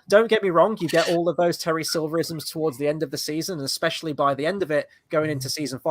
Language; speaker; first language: English; native; English